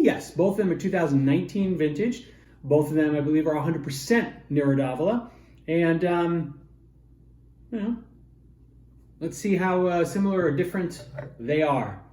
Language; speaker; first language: English; native; English